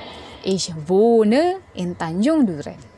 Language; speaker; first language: German; non-native, learner; Indonesian